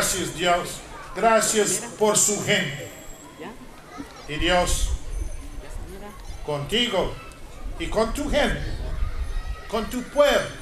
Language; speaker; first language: Spanish; non-native, fluent; English